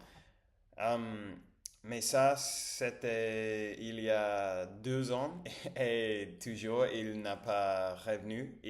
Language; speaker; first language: French; non-native, learner; Spanish